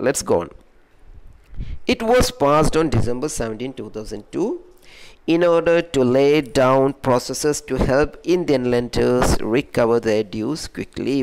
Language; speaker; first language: English; non-native, local second language; Malayalam